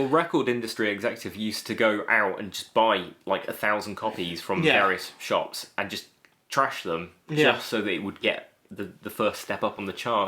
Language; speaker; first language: English; native; English